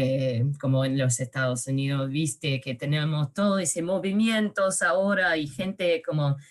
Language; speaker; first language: Spanish; early bilingual, heritage; Spanish